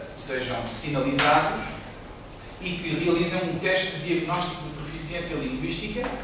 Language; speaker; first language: Portuguese; native; Portuguese